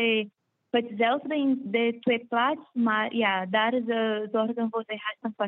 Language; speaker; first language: Dutch; non-native, fluent; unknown